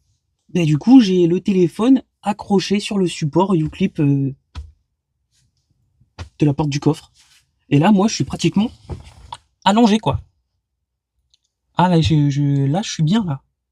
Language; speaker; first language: French; native; French